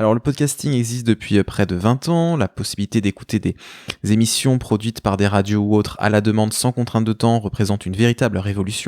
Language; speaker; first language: French; native; French